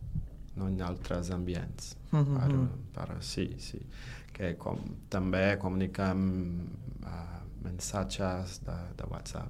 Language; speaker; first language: Catalan; non-native, learner; Portuguese